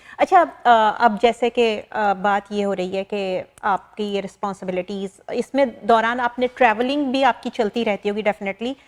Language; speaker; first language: Urdu; native; Urdu